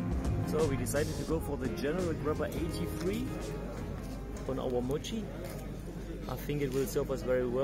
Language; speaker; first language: English; non-native, fluent; German